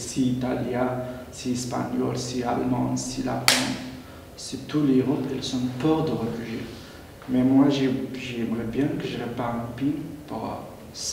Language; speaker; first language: French; non-native, learner; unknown